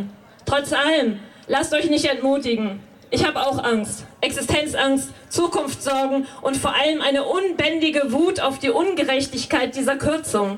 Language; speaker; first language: German; native; German